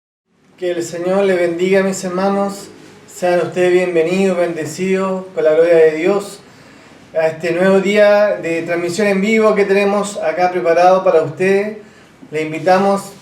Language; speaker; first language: Spanish; native; Spanish